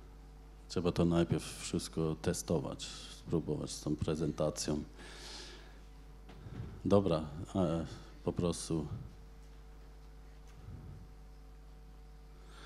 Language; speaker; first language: Polish; non-native, fluent; German